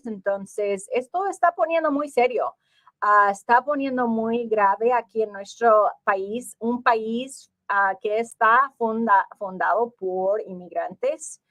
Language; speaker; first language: Spanish; early bilingual, heritage; English